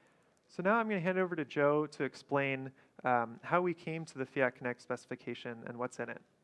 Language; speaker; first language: English; native; English